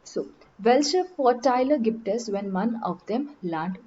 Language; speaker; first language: German; non-native, learner; Marathi